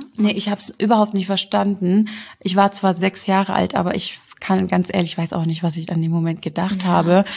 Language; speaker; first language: German; early bilingual, other home language; Arabic